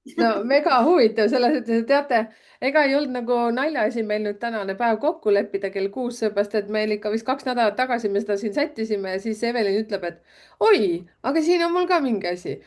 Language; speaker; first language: Estonian; native; Estonian